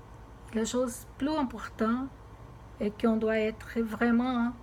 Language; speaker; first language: French; non-native, fluent; Portuguese